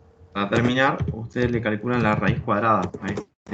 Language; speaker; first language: Spanish; native; Spanish